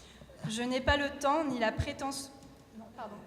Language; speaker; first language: French; native; French